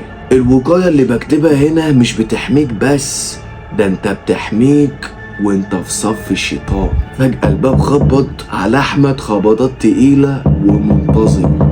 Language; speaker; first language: Arabic; native; Arabic